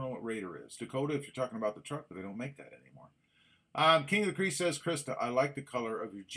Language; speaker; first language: English; native; English